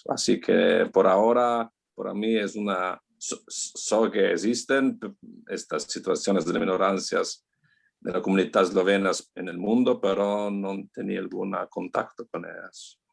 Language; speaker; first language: Spanish; non-native, learner; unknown